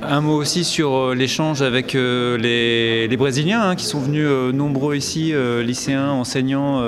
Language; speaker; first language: French; native; French